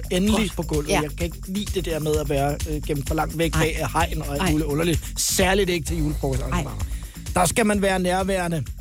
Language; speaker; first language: Danish; native; Danish